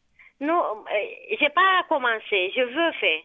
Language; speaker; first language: French; non-native, learner; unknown